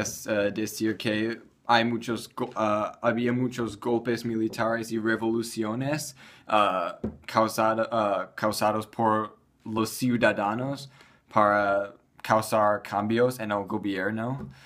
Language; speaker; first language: Spanish; non-native, learner; English